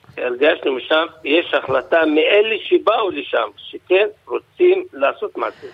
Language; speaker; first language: Hebrew; non-native, local second language; Arabic